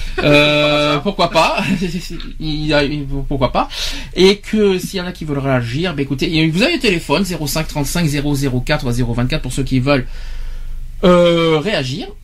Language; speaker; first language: French; native; French